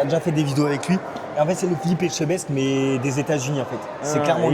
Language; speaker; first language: French; native; French